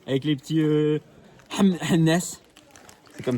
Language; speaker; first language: French; native; French